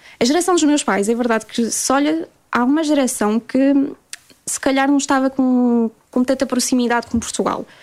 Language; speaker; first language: Portuguese; early bilingual, heritage; Portuguese